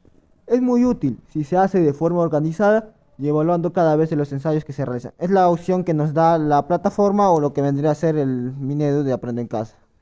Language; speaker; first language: Spanish; native; Spanish